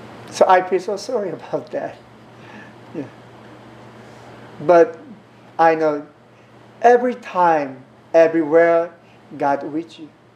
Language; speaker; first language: English; non-native, learner; Korean